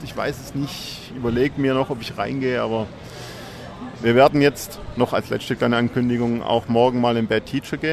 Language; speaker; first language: German; native; German